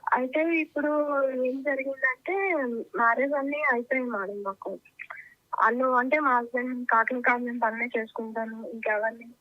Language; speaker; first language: Telugu; native; Telugu